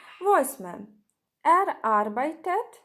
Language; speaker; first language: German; non-native, fluent; Ukrainian